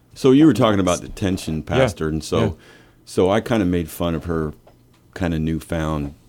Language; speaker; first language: English; native; English